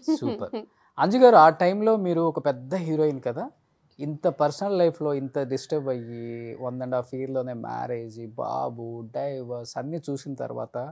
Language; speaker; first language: Telugu; native; Telugu